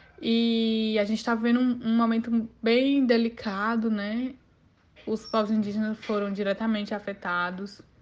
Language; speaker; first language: Portuguese; native; Portuguese